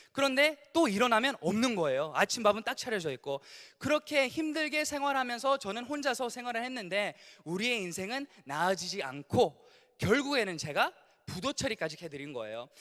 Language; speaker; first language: Korean; early bilingual, other home language; English